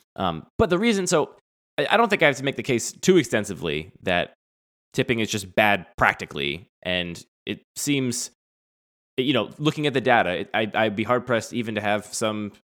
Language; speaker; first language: English; native; English